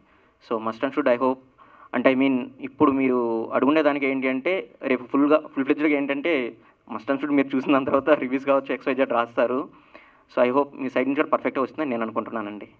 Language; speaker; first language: Telugu; native; Telugu